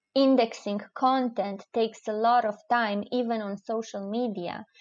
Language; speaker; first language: English; non-native, fluent; Romanian